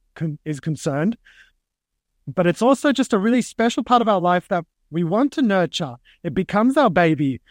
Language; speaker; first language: English; native; English